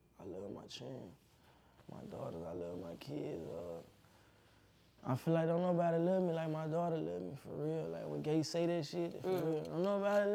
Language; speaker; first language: English; native; English